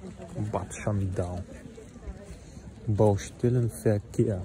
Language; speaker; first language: German; non-native, fluent; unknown